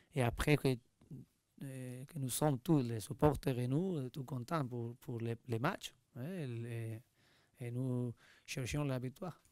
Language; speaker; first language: French; non-native, learner; Spanish